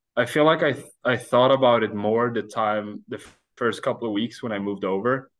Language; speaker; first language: English; non-native, fluent; Swedish